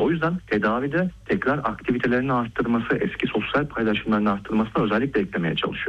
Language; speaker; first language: Turkish; native; Turkish